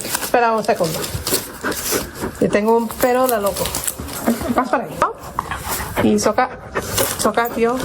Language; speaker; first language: Spanish; non-native, learner; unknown